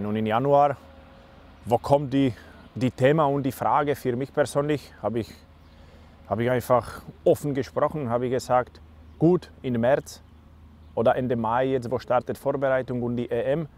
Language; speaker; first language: German; non-native, learner; Slovak